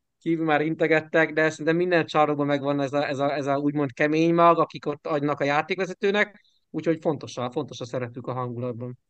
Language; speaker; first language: Hungarian; native; Hungarian